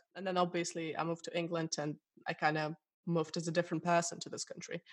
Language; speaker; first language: English; non-native, fluent; Russian